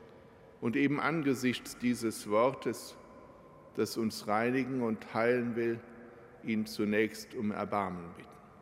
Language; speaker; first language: German; native; German